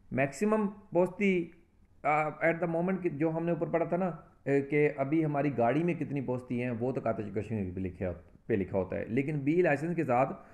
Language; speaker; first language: Urdu; non-native, local second language; Punjabi